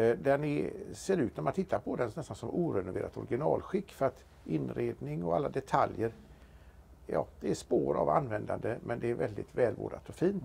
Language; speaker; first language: Swedish; native; Swedish